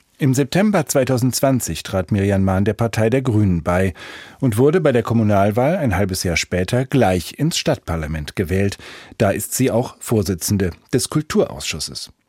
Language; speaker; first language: German; native; German